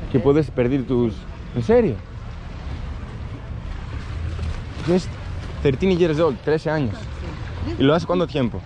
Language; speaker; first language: Spanish; non-native, learner; Greek